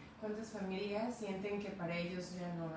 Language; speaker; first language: Spanish; native; Spanish